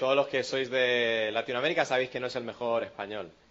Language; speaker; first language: Spanish; early bilingual, other home language; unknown